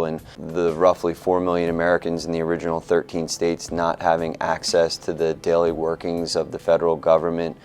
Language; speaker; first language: English; native; English